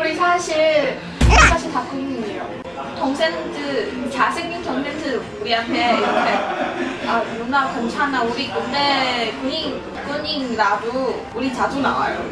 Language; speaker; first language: Korean; non-native, fluent; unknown